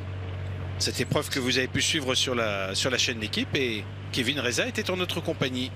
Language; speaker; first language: French; native; French